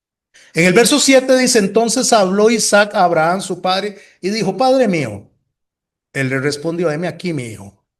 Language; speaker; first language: Spanish; native; Spanish